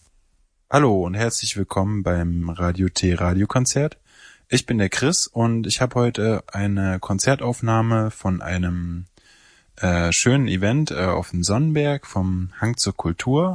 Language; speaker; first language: German; native; German